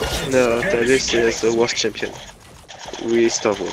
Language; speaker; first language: English; non-native, learner; French